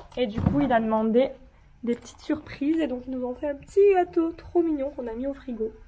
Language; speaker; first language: French; native; French